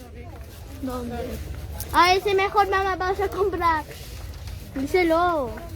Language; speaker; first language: Spanish; early bilingual, other home language; Filipino